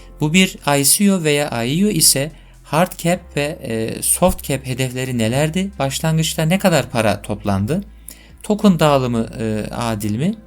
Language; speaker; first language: Turkish; native; Turkish